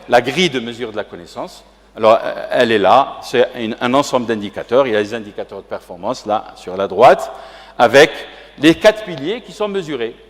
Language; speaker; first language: French; non-native, local second language; Arabic